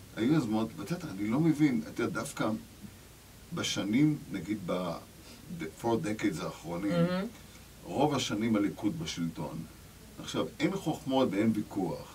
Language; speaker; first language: Hebrew; native; Hebrew